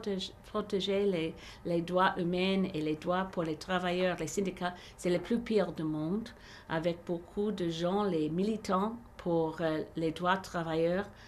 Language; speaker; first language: French; non-native, learner; English